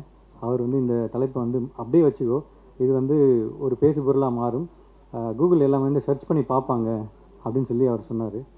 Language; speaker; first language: Tamil; native; Tamil